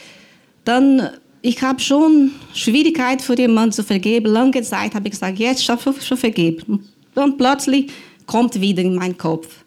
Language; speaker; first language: German; non-native, learner; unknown